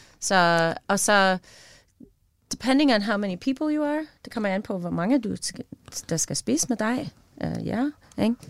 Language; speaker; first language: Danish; non-native, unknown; English